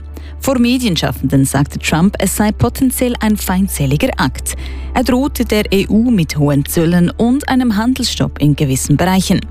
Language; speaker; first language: German; native; German